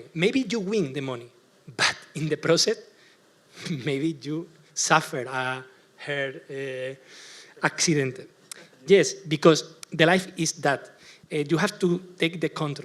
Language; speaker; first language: English; non-native, learner; Spanish